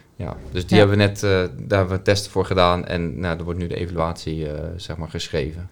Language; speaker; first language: Dutch; native; Dutch